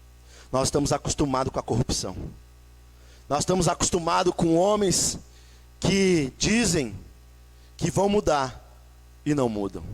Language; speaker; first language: Portuguese; native; Portuguese